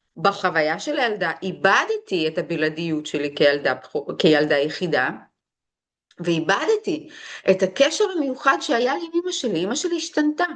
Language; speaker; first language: Hebrew; early bilingual, other home language; Russian